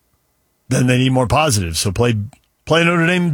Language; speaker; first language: English; native; English